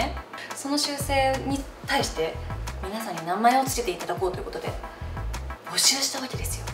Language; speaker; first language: Japanese; native; Japanese